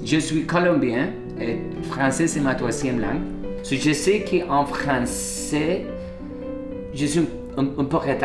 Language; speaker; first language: French; non-native, learner; Spanish